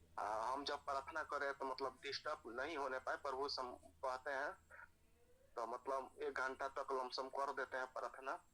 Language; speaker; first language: Hindi; native; Hindi